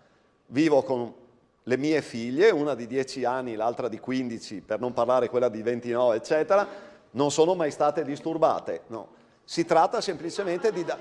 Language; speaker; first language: Italian; native; Italian